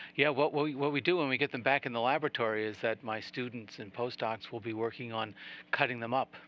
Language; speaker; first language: English; native; English